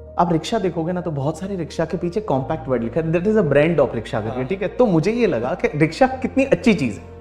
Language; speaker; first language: Hindi; native; Hindi